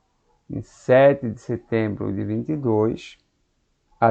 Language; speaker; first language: Portuguese; native; Portuguese